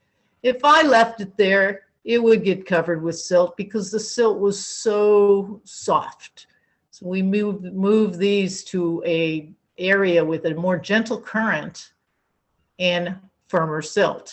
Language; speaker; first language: English; native; English